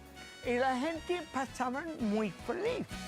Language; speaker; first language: Spanish; non-native, learner; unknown